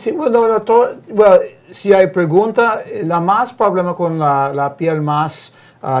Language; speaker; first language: Spanish; non-native, learner; English